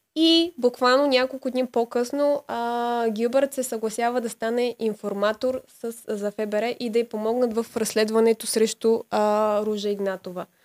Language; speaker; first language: Bulgarian; native; Bulgarian